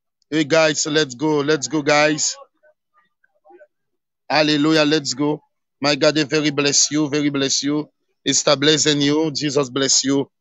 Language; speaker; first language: English; non-native, learner; Haitian Creole